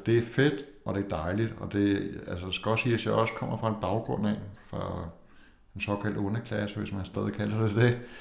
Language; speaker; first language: Danish; native; Danish